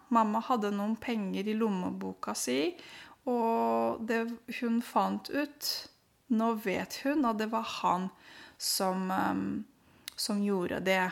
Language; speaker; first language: Norwegian; non-native, fluent; Romanian